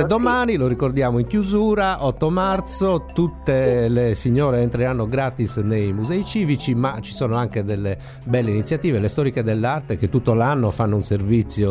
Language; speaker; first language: Italian; native; Italian